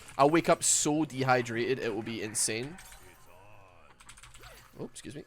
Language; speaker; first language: English; native; English